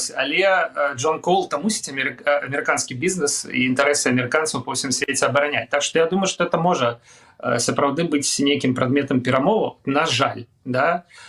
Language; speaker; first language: Belarusian; non-native, local second language; Russian